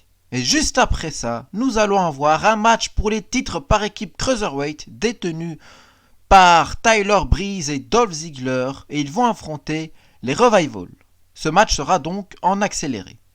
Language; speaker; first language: French; native; French